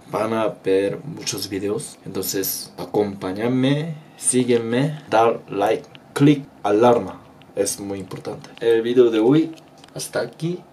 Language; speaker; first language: Spanish; non-native, learner; Korean